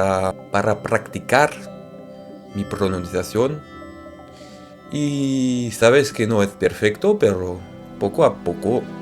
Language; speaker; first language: Spanish; non-native, learner; French